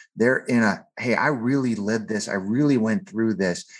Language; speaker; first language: English; native; English